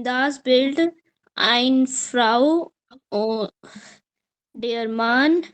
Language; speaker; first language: German; non-native, learner; Nepali